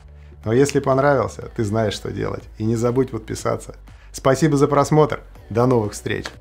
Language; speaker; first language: Russian; native; Russian